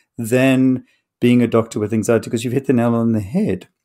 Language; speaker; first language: English; native; English